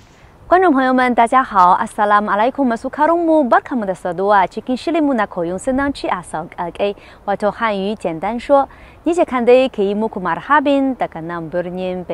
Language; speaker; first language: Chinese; non-native, fluent; Hausa